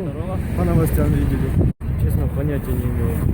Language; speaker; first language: Russian; native; Russian